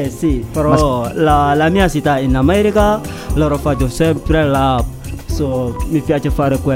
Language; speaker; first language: Italian; non-native, learner; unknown